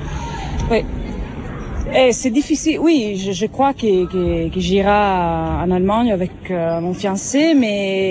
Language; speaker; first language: French; non-native, fluent; Italian